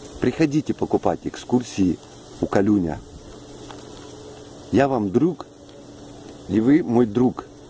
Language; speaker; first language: Russian; non-native, learner; Spanish